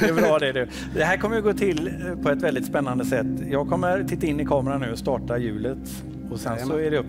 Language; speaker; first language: Swedish; native; Swedish